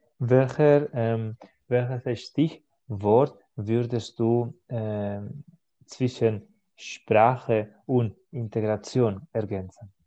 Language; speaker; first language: German; non-native, fluent; Spanish